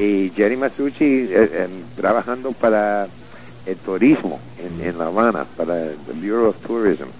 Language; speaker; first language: Spanish; non-native, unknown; English